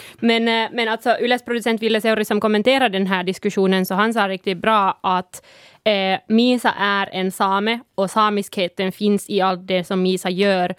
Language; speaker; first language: Swedish; non-native, local second language; Northern Sami